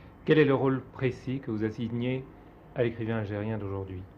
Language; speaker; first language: French; native; French